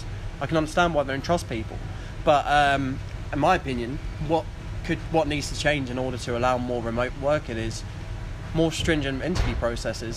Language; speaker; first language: English; native; English